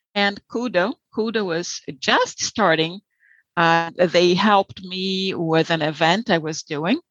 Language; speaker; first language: English; non-native, fluent; Portuguese